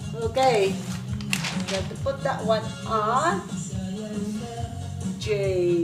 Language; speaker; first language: English; non-native, fluent; Filipino